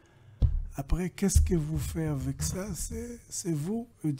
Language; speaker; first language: French; non-native, learner; Hebrew